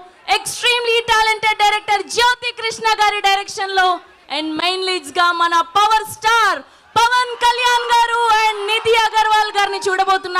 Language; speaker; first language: Telugu; native; Telugu